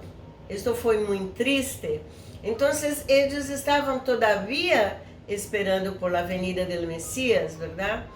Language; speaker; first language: Spanish; non-native, fluent; Portuguese